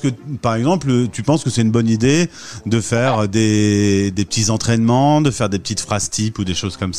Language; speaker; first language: French; native; French